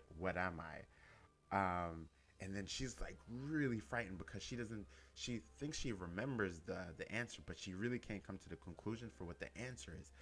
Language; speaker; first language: English; native; English